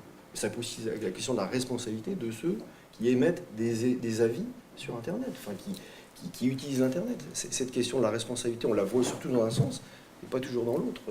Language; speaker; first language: French; native; French